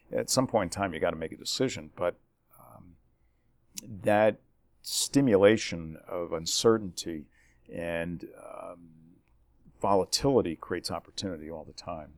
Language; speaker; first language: English; native; English